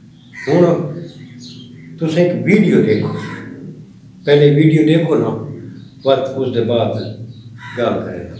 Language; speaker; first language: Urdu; non-native, local second language; Saraiki